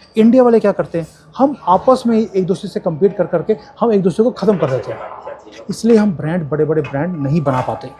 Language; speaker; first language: Hindi; native; Hindi